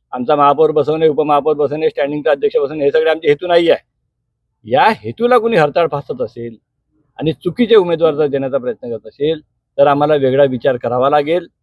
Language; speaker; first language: Marathi; native; Marathi